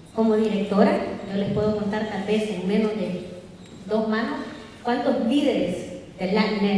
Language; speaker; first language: Spanish; native; Spanish